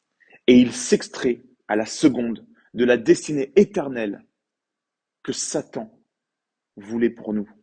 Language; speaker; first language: French; native; French